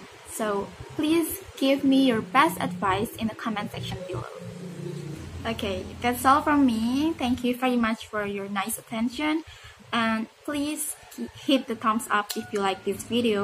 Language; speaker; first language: English; non-native, fluent; Indonesian